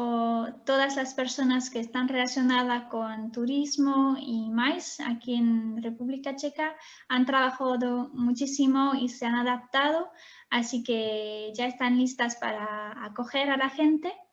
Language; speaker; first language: Spanish; non-native, fluent; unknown